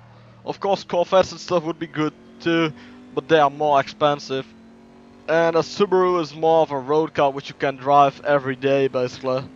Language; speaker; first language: English; non-native, fluent; Dutch